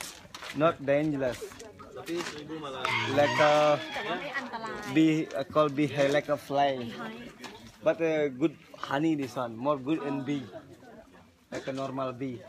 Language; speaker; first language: English; non-native, learner; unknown